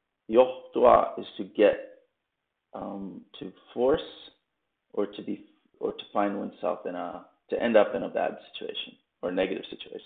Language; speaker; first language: English; native; English